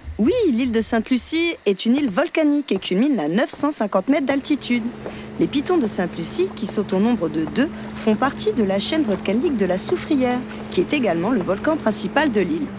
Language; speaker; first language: French; native; French